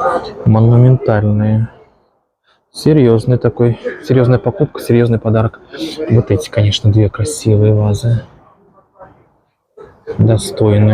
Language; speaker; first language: Russian; native; Russian